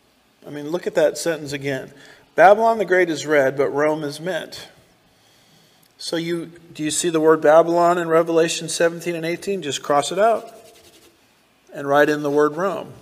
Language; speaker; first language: English; native; English